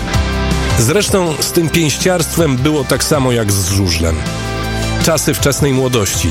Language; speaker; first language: Polish; native; Polish